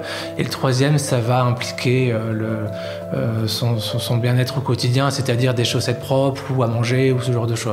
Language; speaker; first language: French; native; French